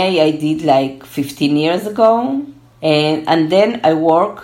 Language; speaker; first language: English; early bilingual, other home language; Spanish